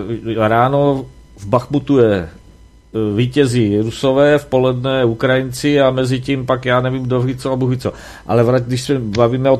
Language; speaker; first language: Czech; native; Czech